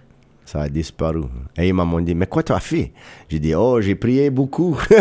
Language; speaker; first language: French; non-native, local second language; English